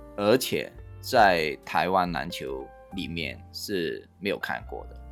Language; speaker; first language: Chinese; non-native, fluent; Cantonese